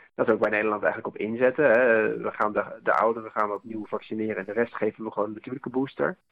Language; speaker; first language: Dutch; native; Dutch